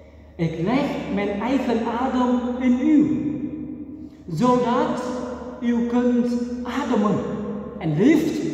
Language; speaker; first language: Dutch; non-native, fluent; Vietnamese